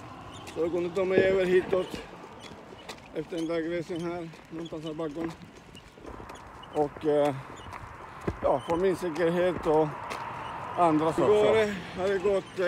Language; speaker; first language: Swedish; non-native, learner; Spanish